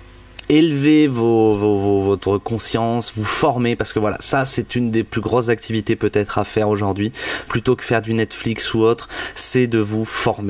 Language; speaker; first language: French; native; French